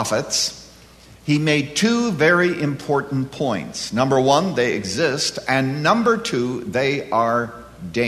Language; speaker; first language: English; native; English